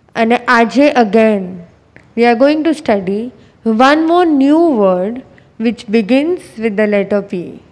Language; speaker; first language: English; non-native, local second language; Gujarati